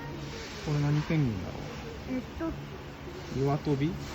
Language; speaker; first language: Japanese; native; Japanese